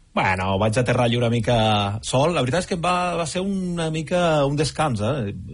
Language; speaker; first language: Catalan; native; Catalan